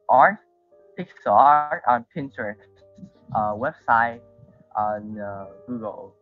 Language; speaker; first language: English; non-native, learner; Vietnamese